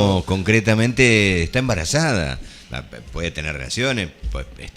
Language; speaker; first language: Spanish; native; Spanish